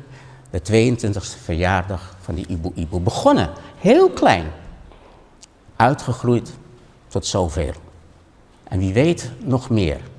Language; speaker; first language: Dutch; non-native, fluent; Indonesian